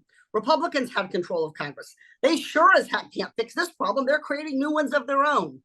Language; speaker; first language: English; native; English